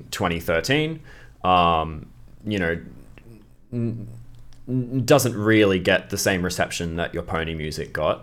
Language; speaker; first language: English; native; English